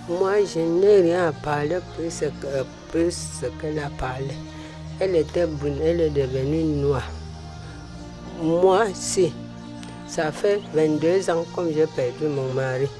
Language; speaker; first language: French; non-native, local second language; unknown